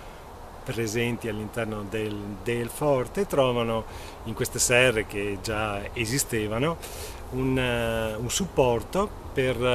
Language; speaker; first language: Italian; native; Italian